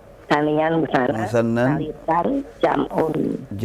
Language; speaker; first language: Arabic; non-native, learner; Indonesian